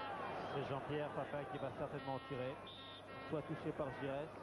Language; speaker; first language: French; native; French